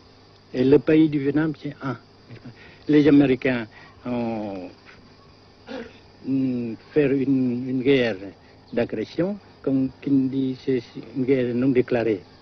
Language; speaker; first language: French; non-native, local second language; Vietnamese